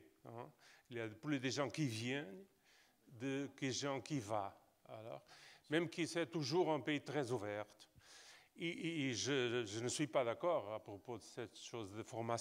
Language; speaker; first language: French; non-native, fluent; Portuguese